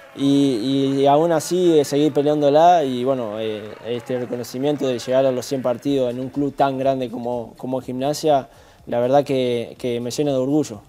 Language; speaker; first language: Spanish; native; Spanish